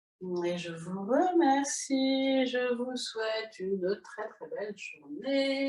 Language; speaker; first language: French; native; French